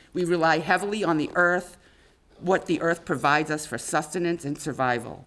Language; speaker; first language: English; native; English